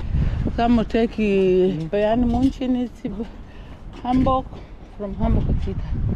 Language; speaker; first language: English; non-native, learner; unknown